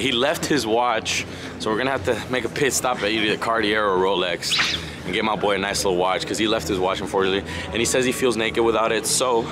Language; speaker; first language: English; early bilingual, other home language; Spanish